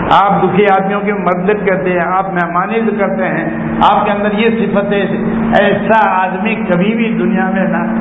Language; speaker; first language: Urdu; non-native, local second language; Gujarati